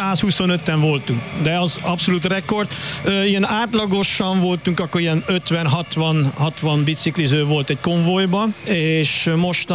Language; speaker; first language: Hungarian; non-native, fluent; Dutch